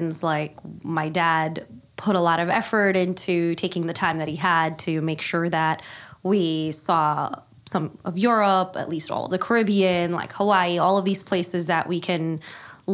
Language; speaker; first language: English; early bilingual, other home language; Kannada